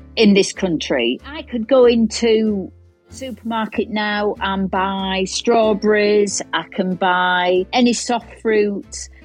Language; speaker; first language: English; native; English